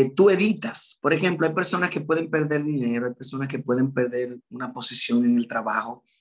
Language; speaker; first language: Spanish; native; Spanish